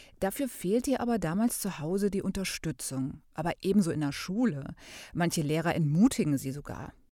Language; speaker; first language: German; native; German